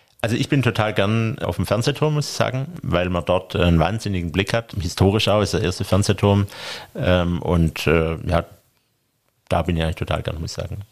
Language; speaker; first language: German; native; German